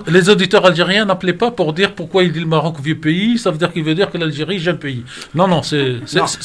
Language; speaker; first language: French; native; French